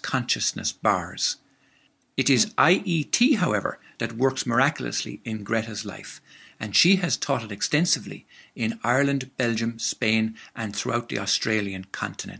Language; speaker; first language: English; native; English